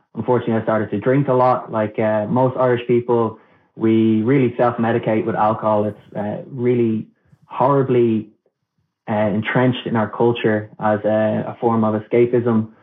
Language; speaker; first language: English; non-native, local second language; Irish